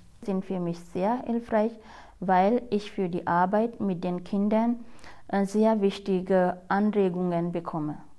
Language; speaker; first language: German; non-native, fluent; Urdu